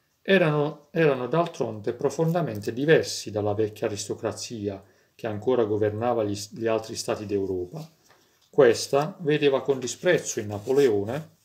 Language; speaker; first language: Italian; native; Italian